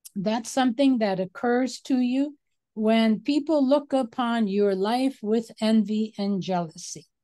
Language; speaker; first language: English; native; English